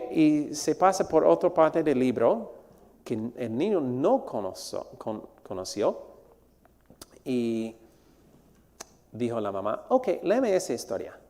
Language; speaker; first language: Spanish; non-native, fluent; English